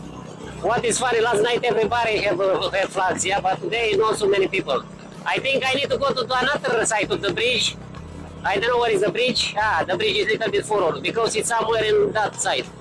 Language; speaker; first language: English; non-native, learner; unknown